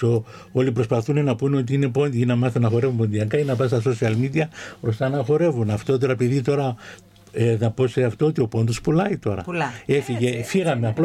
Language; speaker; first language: Greek; non-native, local second language; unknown